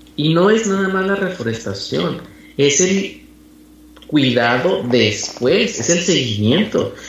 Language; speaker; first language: Spanish; native; Spanish